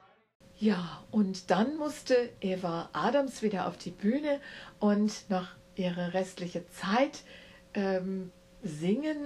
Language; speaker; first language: German; native; German